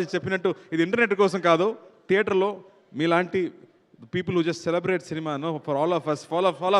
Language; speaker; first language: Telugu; non-native, local second language; Tamil